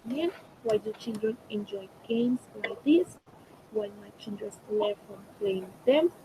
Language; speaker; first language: English; non-native, fluent; Spanish